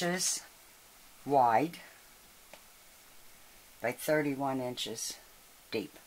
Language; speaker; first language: English; native; English